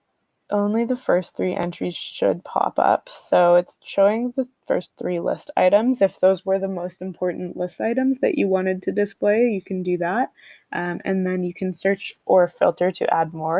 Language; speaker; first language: English; native; English